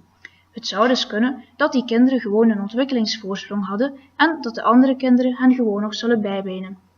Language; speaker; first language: Dutch; native; Dutch